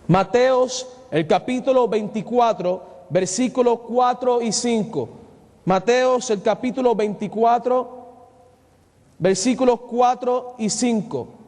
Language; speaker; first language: Spanish; native; Spanish